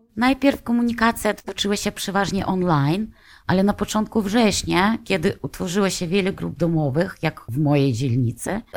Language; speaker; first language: Polish; non-native, fluent; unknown